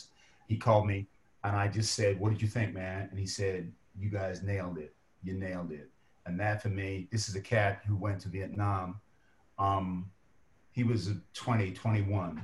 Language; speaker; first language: English; native; English